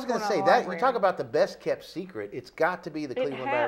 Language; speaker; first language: English; native; English